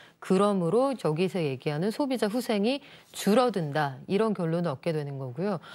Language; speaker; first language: Korean; native; Korean